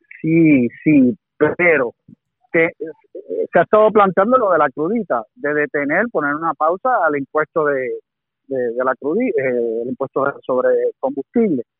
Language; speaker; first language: Spanish; native; Spanish